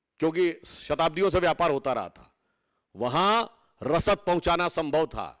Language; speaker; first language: Hindi; native; Hindi